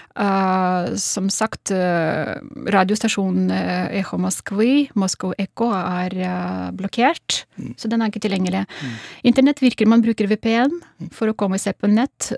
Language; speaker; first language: Norwegian; non-native, fluent; Russian